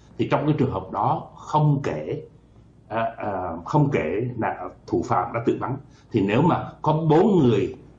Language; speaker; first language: Vietnamese; native; Vietnamese